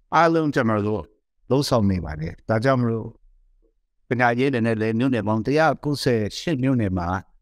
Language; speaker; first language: Burmese; non-native, local second language; Kachin